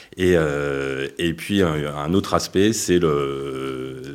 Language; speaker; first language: French; native; French